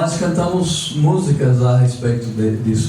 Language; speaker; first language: Portuguese; non-native, fluent; English